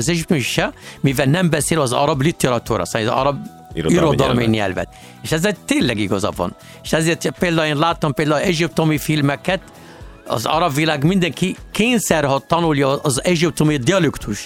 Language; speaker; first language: Hungarian; non-native, learner; Arabic